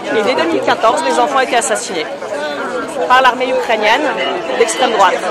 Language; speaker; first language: French; non-native, fluent; Polish